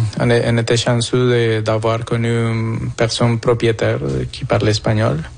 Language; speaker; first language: French; non-native, fluent; Spanish